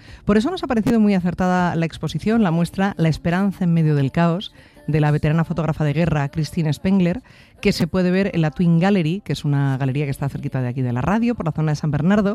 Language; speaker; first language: Spanish; native; Spanish